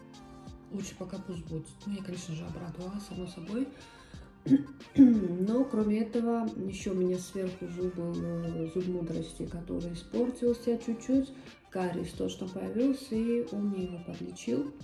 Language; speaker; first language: Russian; native; Russian